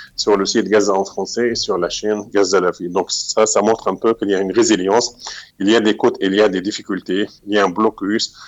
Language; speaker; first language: French; non-native, fluent; Arabic